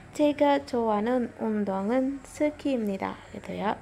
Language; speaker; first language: Korean; non-native, fluent; Indonesian